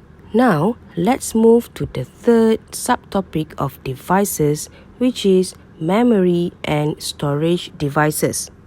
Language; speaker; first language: English; non-native, local second language; Malay